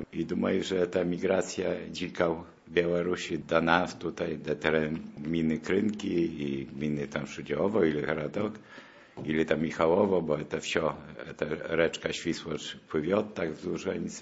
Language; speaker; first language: Polish; non-native, local second language; Belarusian